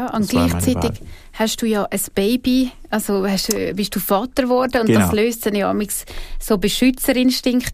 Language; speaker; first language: German; native; German